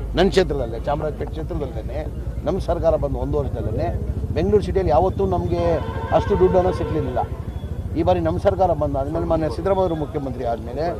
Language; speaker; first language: Kannada; non-native, local second language; Urdu